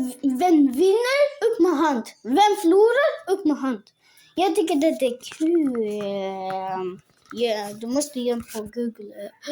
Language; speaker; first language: Swedish; non-native, local second language; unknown